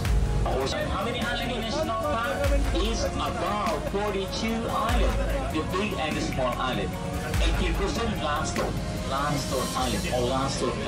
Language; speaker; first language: English; non-native, learner; Thai